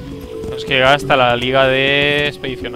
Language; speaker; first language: Spanish; native; Spanish